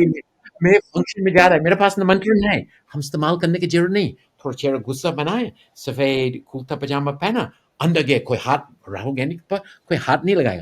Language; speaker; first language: Hindi; non-native, fluent; English